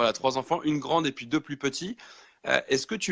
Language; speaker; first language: French; native; French